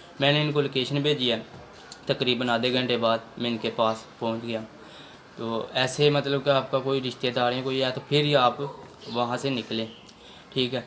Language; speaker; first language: Urdu; non-native, local second language; Punjabi